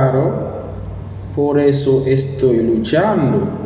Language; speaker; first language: Spanish; non-native, learner; Haitian Creole